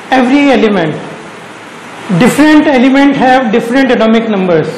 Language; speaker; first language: English; non-native, local second language; Urdu